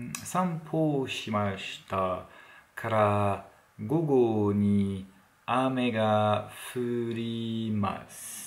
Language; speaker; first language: Japanese; non-native, learner; French